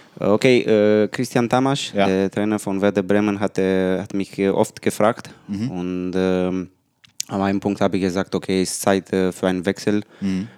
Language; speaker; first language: German; non-native, learner; Romanian